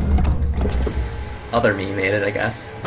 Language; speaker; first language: English; native; English